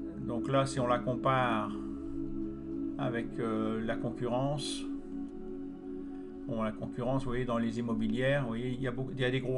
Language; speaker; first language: French; native; French